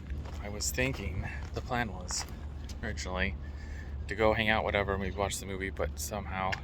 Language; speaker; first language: English; native; English